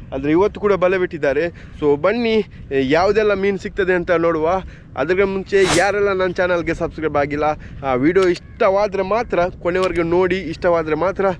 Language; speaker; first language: Kannada; non-native, local second language; Tulu